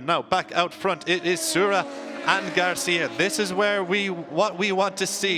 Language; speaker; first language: English; native; English